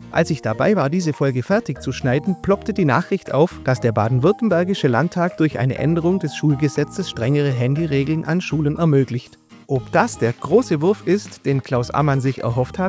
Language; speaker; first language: German; native; German